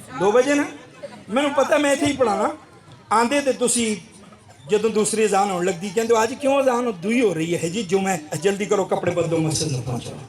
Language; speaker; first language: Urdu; non-native, local second language; Pashto